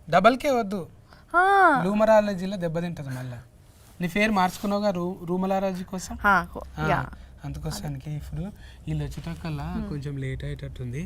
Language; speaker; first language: Telugu; native; Telugu